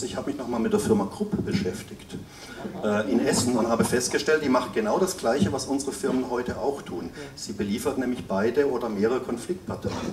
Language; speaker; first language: German; native; German